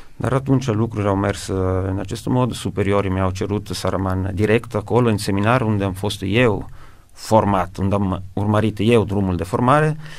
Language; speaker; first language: Romanian; non-native, fluent; Italian